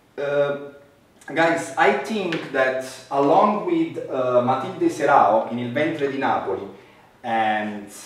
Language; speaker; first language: English; non-native, fluent; Italian